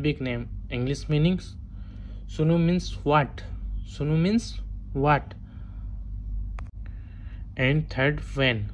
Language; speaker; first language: English; non-native, learner; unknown